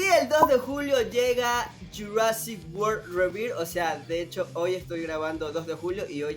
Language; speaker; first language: Spanish; native; Spanish